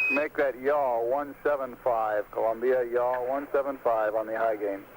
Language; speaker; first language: English; native; English